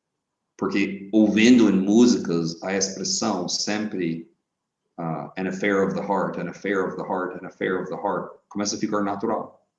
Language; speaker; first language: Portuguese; non-native, fluent; English